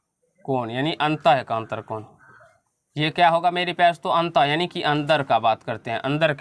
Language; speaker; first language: Hindi; native; Hindi